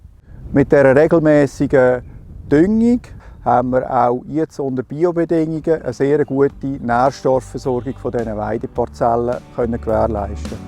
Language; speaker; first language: German; native; German